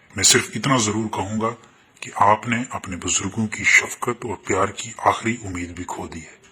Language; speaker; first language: Urdu; non-native, local second language; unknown